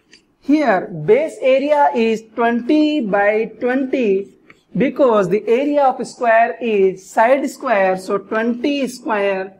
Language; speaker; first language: English; non-native, local second language; Hindi